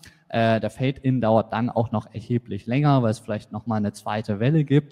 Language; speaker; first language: German; native; German